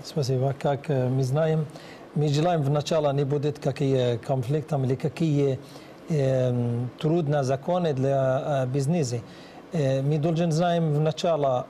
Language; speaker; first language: Russian; non-native, learner; Arabic